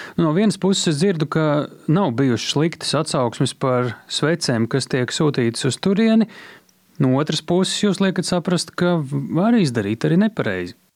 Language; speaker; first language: Latvian; native; Latvian